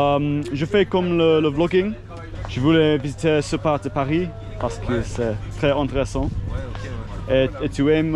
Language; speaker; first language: French; non-native, learner; English